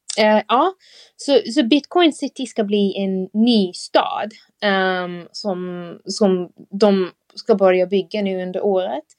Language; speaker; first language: Swedish; non-native, fluent; English